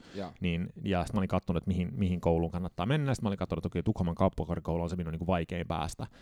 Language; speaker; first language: Finnish; early bilingual, heritage; Finnish